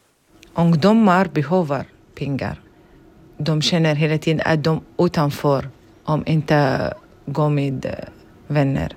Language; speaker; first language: Swedish; non-native, learner; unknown